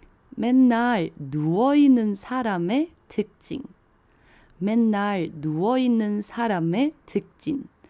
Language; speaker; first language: Korean; non-native, fluent; Chinese